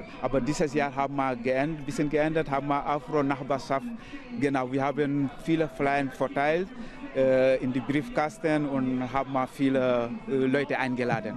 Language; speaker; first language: German; non-native, learner; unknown